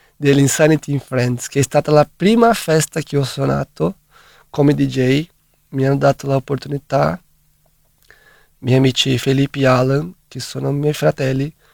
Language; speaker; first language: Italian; non-native, fluent; Portuguese